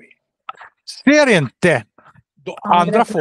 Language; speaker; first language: Swedish; non-native, learner; Russian